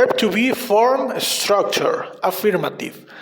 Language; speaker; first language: English; non-native, learner; Spanish